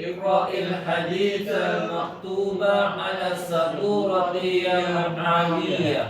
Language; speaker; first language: Arabic; non-native, learner; Indonesian